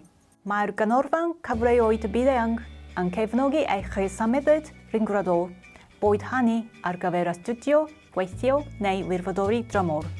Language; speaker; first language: Welsh; non-native, learner; Japanese